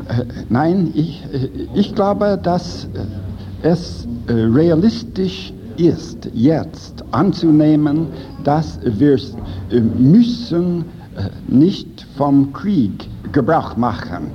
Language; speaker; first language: German; non-native, fluent; English